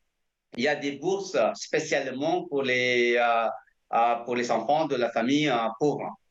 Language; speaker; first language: French; non-native, fluent; Indonesian